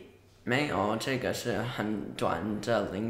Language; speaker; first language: Chinese; early bilingual, heritage; Chinese